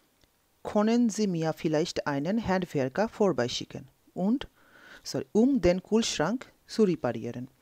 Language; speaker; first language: German; non-native, local second language; Bangla